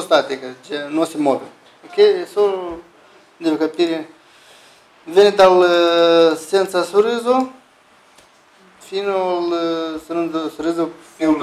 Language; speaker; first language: Italian; non-native, fluent; Romanian